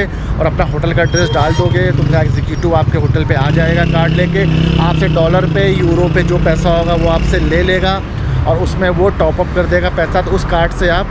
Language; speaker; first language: Hindi; native; Hindi